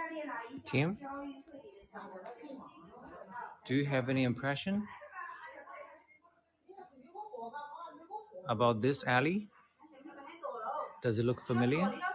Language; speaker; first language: English; non-native, fluent; Chinese